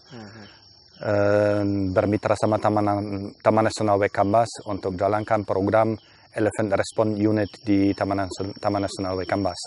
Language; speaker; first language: Indonesian; non-native, fluent; German